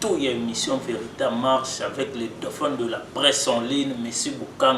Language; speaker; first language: French; non-native, local second language; Lingala